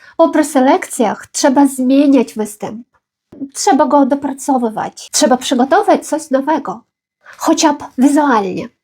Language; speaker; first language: Polish; non-native, fluent; Ukrainian